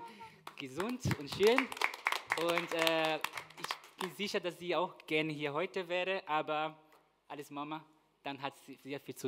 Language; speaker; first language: German; non-native, fluent; Portuguese